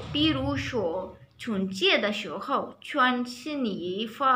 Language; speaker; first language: Chinese; non-native, learner; Urdu